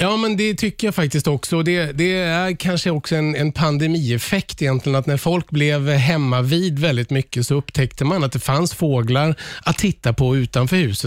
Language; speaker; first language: Swedish; native; Swedish